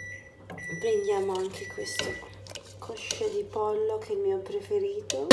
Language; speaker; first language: Italian; early bilingual, other home language; Filipino